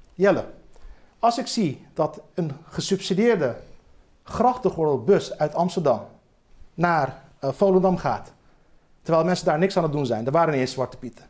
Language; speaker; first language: Dutch; early bilingual, other home language; Turkish